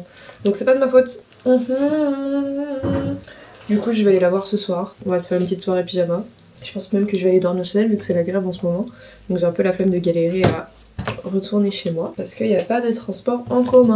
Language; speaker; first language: French; native; French